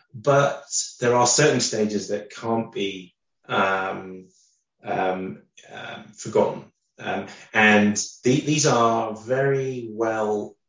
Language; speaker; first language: English; native; English